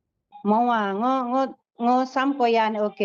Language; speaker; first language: Cantonese; non-native, learner; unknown